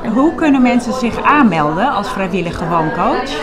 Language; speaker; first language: Dutch; native; Dutch